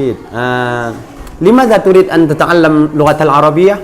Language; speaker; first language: Arabic; non-native, fluent; Indonesian